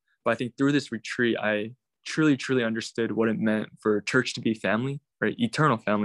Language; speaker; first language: English; native; English